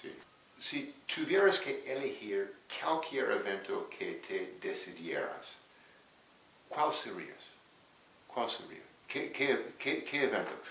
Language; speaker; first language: Spanish; non-native, fluent; English